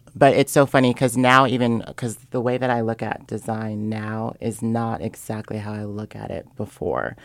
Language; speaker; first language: English; native; English